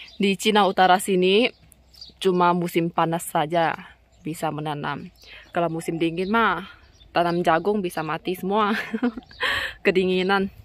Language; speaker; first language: Indonesian; native; Indonesian